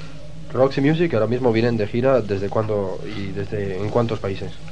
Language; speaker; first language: Spanish; native; Spanish